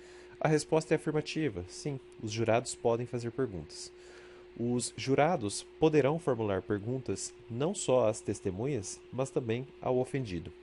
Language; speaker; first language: Portuguese; native; Portuguese